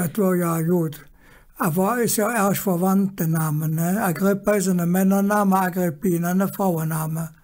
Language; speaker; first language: German; native; German